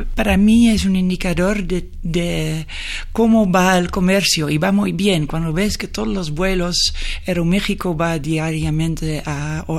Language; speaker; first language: Spanish; non-native, fluent; Dutch